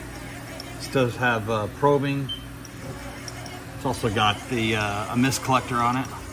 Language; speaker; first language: English; native; English